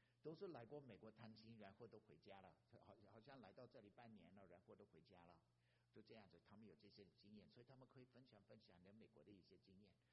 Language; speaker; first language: Chinese; non-native, fluent; English